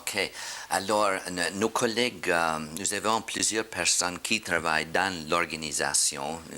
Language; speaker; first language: French; non-native, fluent; English